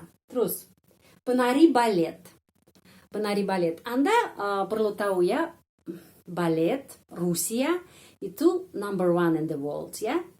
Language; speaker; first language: Indonesian; non-native, fluent; Russian